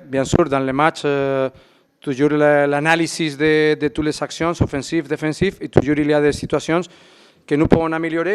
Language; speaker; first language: French; non-native, fluent; Spanish